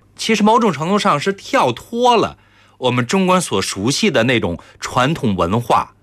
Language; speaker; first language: Chinese; native; Chinese